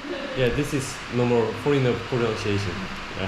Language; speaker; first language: English; non-native, learner; Korean